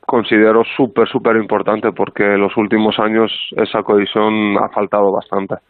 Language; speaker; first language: Spanish; non-native, fluent; Arabic